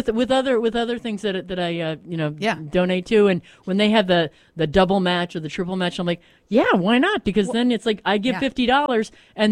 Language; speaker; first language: English; native; English